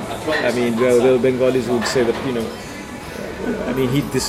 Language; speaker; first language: English; non-native, local second language; Bangla